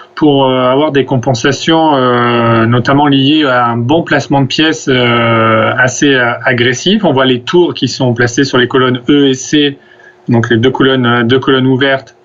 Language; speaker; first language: French; native; French